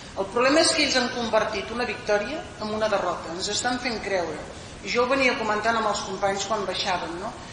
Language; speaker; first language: Catalan; non-native, local second language; Spanish